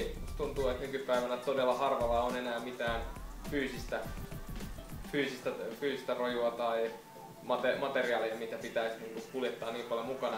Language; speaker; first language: Finnish; native; Finnish